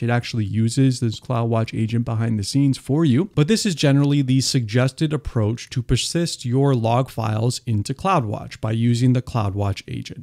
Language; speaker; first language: English; native; English